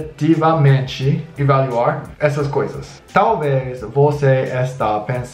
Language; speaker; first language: Portuguese; non-native, learner; English